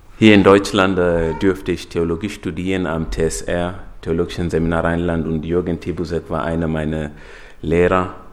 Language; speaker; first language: German; non-native, fluent; Swahili